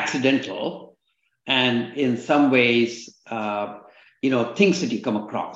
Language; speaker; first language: English; non-native, local second language; Kannada